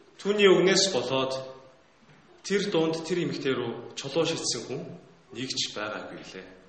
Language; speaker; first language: Mongolian; native; Mongolian